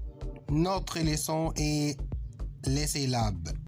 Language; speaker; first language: French; non-native, fluent; Arabic